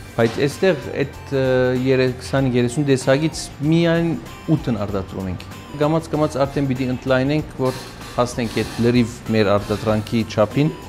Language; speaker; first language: Armenian; early bilingual, heritage; Armenian